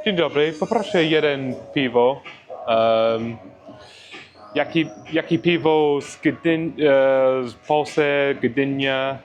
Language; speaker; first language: Polish; non-native, learner; English